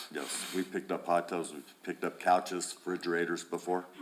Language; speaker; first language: English; native; English